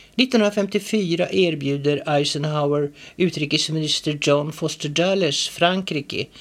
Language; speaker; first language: Swedish; native; Swedish